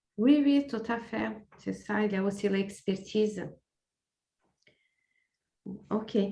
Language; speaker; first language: French; non-native, fluent; Portuguese